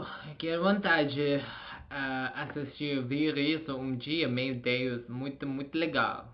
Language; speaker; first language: Portuguese; non-native, learner; Azerbaijani